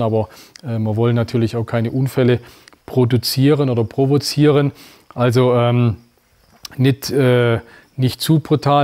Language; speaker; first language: German; native; German